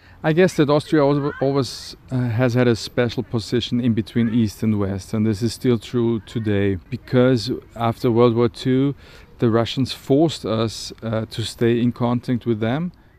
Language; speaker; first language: English; non-native, fluent; German